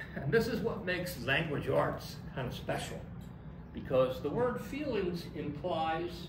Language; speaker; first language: English; native; English